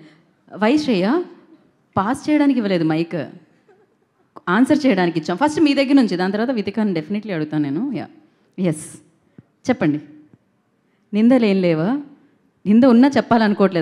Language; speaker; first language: Telugu; native; Telugu